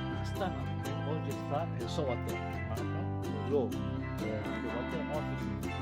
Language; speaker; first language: English; non-native, learner; Malay